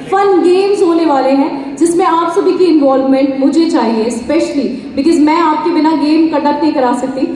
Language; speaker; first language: Hindi; native; Hindi